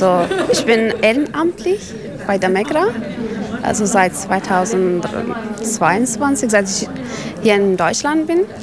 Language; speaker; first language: German; non-native, learner; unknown